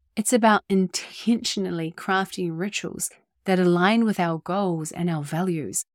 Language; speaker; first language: English; native; English